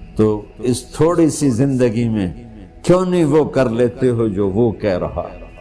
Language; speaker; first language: Urdu; non-native, local second language; Punjabi